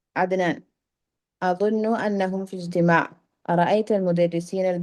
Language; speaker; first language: Arabic; non-native, fluent; Malayalam